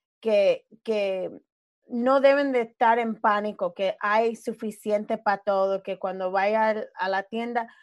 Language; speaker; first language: Spanish; early bilingual, other home language; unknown